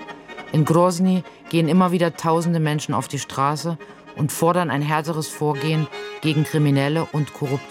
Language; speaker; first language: German; native; German